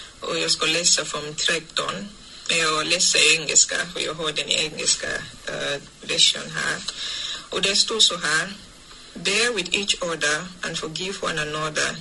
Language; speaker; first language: Swedish; non-native, fluent; English